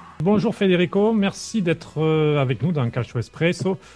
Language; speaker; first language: French; native; French